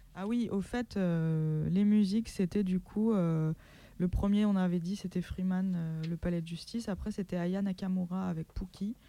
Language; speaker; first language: French; native; French